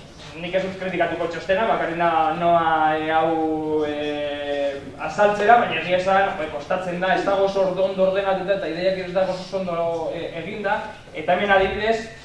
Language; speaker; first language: Basque; early bilingual, heritage; Basque